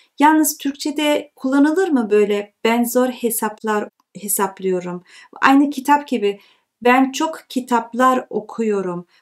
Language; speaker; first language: Turkish; early bilingual, heritage; Turkish